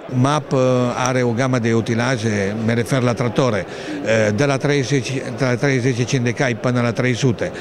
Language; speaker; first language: Romanian; non-native, fluent; Italian